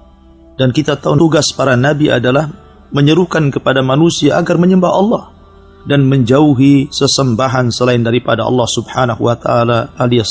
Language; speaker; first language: Indonesian; native; Indonesian